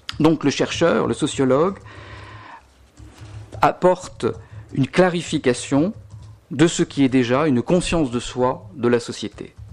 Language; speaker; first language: French; native; French